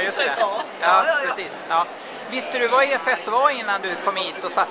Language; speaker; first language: Swedish; native; Swedish